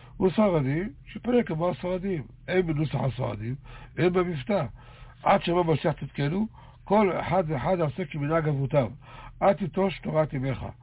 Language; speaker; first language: Hebrew; native; Hebrew